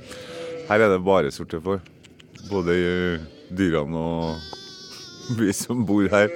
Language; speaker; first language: Norwegian; native; Norwegian